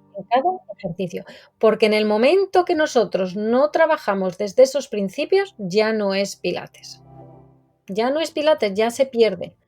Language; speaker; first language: Spanish; native; Spanish